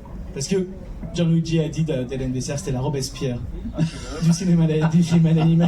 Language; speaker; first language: French; native; French